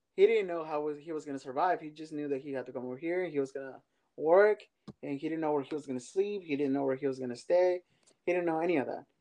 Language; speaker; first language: English; early bilingual, other home language; Spanish